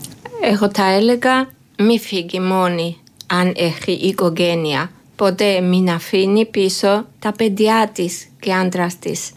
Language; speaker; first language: Greek; non-native, learner; Georgian